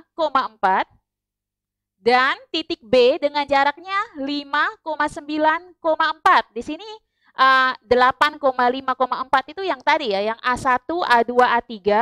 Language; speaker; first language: Indonesian; native; Indonesian